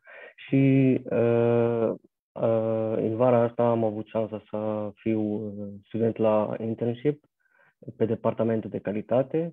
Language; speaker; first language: Romanian; non-native, fluent; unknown